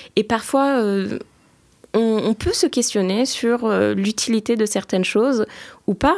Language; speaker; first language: French; early bilingual, other home language; Turkish